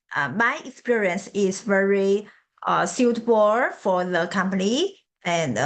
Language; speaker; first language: English; non-native, learner; Chinese